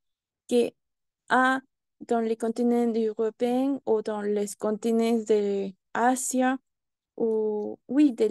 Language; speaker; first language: French; non-native, learner; Spanish